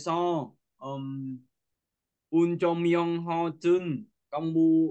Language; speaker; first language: Korean; non-native, learner; Vietnamese